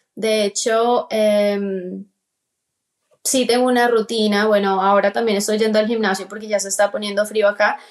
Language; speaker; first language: Spanish; native; Spanish